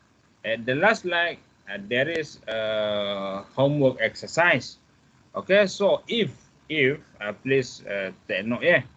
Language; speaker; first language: English; non-native, fluent; Malay